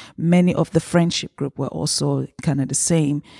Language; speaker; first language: English; early bilingual, other home language; Yoruba